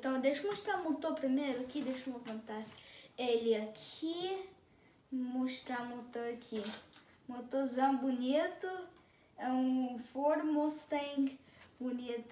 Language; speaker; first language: Portuguese; early bilingual, heritage; Portuguese